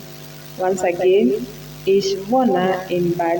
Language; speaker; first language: German; non-native, learner; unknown